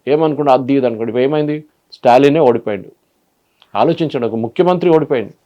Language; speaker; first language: Telugu; non-native, fluent; Malayalam